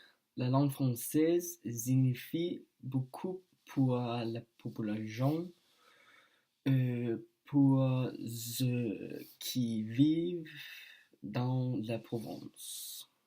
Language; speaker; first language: French; non-native, learner; Danish